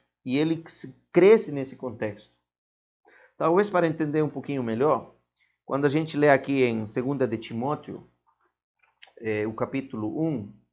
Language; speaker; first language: Portuguese; non-native, fluent; Spanish